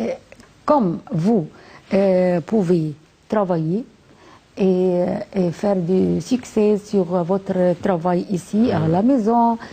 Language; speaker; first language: French; non-native, fluent; Arabic